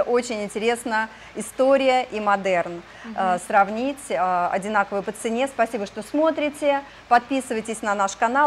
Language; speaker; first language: Russian; native; Russian